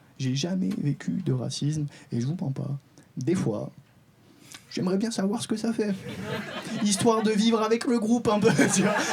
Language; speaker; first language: French; non-native, local second language; Arabic